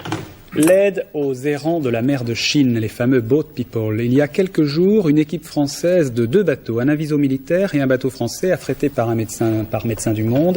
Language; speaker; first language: French; native; French